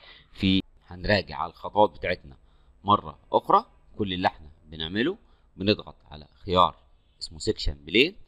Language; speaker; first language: Arabic; native; Arabic